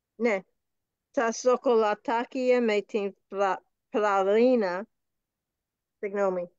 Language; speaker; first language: Greek; non-native, learner; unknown